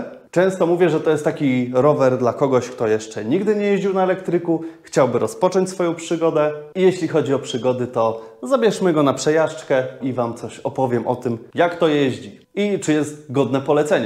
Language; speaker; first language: Polish; native; Polish